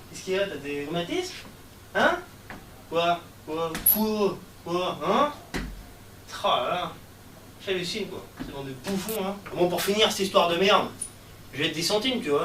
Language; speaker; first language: French; native; French